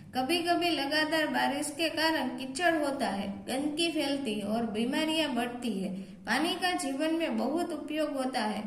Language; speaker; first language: Hindi; non-native, local second language; Gujarati